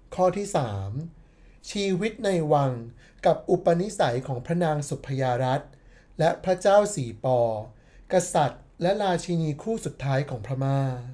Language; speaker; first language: Thai; native; Thai